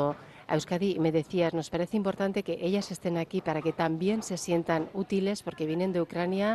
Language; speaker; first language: Spanish; native; Spanish